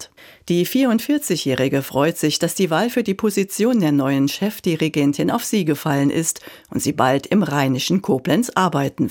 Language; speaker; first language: German; native; German